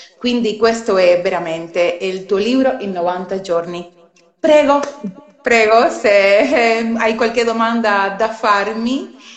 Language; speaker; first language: Italian; non-native, fluent; Spanish